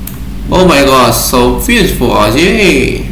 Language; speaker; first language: English; non-native, learner; Vietnamese